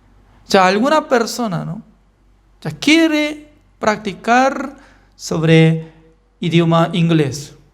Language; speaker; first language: Spanish; non-native, learner; Korean